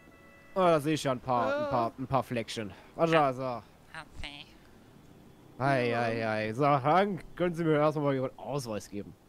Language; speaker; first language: German; native; German